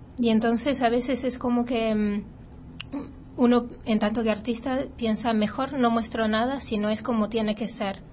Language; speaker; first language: Spanish; early bilingual, heritage; Spanish